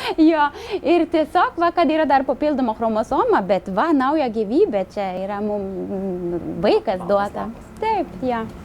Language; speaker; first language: Lithuanian; non-native, fluent; Swedish